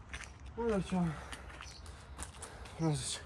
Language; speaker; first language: Romanian; native; Romanian